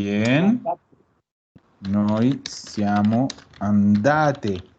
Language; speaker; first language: Italian; non-native, fluent; Spanish